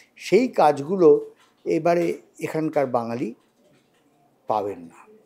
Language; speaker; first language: Bangla; native; Bangla